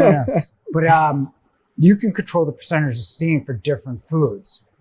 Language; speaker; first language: English; native; English